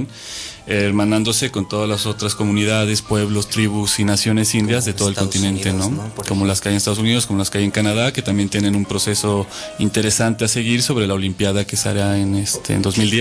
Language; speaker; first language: Spanish; native; Spanish